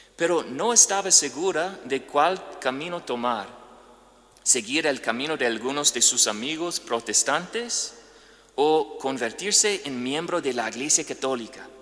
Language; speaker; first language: Spanish; non-native, fluent; English